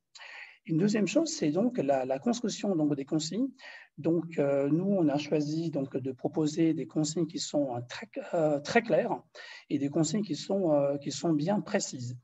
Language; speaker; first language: French; non-native, fluent; Portuguese